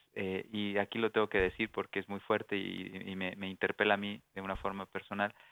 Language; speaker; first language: Spanish; native; Spanish